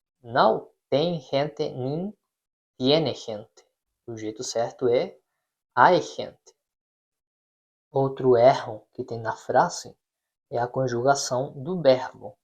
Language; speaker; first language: Portuguese; non-native, fluent; Spanish